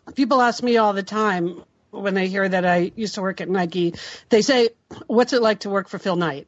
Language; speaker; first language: English; native; English